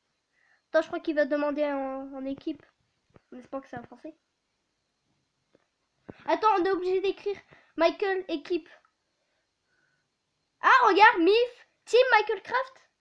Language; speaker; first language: French; native; French